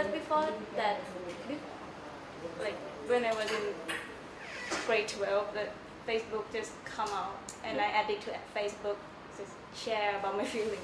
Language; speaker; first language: English; non-native, learner; Thai